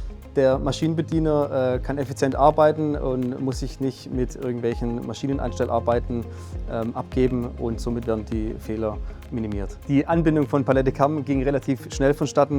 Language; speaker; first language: German; native; German